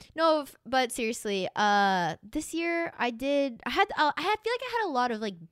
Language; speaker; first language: English; native; English